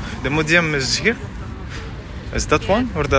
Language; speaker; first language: English; non-native, learner; Arabic